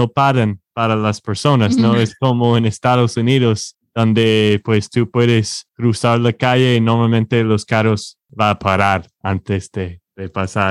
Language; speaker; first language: Spanish; non-native, fluent; English